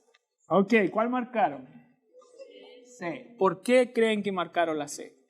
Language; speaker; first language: Spanish; native; Spanish